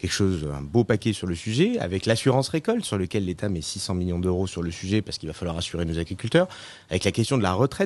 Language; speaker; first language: French; native; French